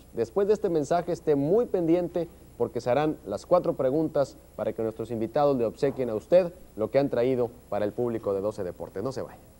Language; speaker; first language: Spanish; native; Spanish